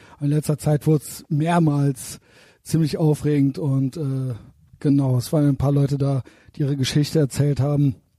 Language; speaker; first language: German; native; German